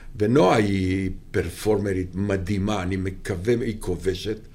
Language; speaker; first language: Hebrew; non-native, fluent; Romanian